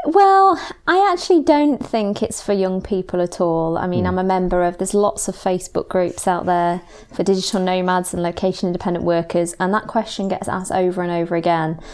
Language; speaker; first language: English; native; English